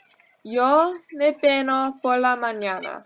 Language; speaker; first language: Spanish; non-native, learner; English